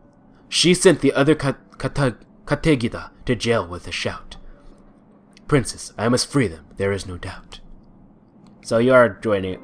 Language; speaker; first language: English; native; English